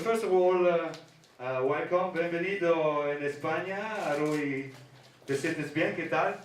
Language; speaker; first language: Spanish; non-native, learner; Italian